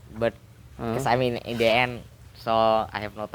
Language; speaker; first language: English; non-native, learner; Indonesian